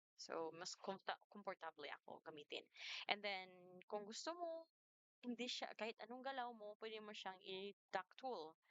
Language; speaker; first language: Filipino; non-native, local second language; Cebuano